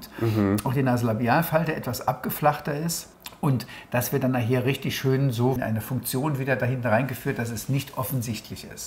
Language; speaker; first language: German; native; German